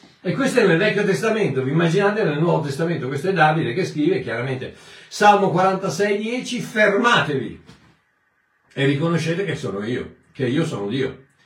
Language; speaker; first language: Italian; native; Italian